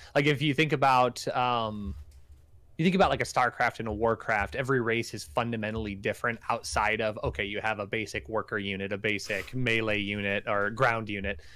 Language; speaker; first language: English; native; English